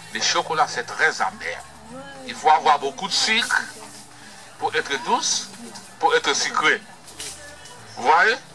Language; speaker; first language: French; non-native, fluent; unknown